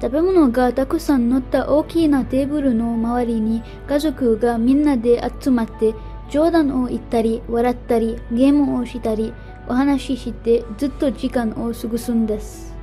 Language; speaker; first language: Japanese; non-native, learner; Arabic